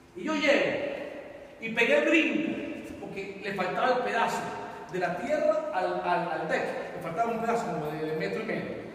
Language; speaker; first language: Spanish; native; Spanish